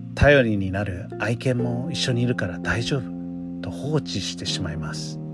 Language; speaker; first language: Japanese; non-native, fluent; English